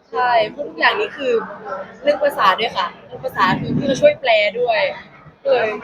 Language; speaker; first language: Thai; non-native, local second language; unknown